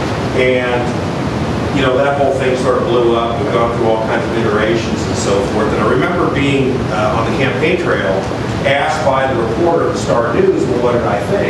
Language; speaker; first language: English; native; English